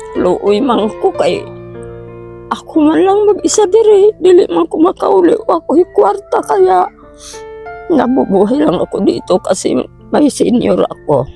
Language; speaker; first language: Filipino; non-native, local second language; Cebuano